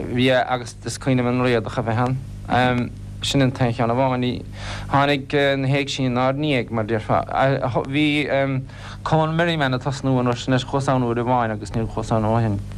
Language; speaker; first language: Irish; non-native, local second language; English